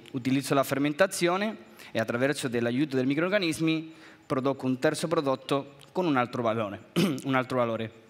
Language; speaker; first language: Italian; non-native, fluent; Spanish